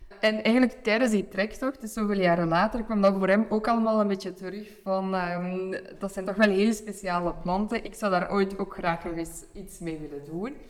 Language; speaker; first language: Dutch; native; Dutch